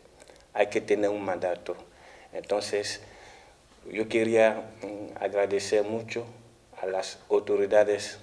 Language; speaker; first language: Spanish; non-native, fluent; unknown